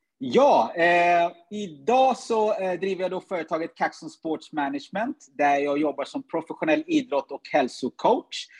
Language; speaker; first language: Swedish; early bilingual, other home language; Ganda